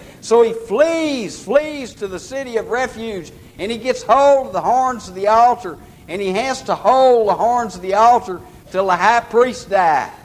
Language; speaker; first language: English; native; English